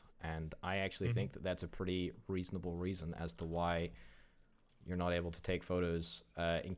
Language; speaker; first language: English; native; English